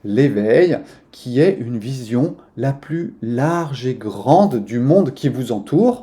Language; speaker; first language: French; native; French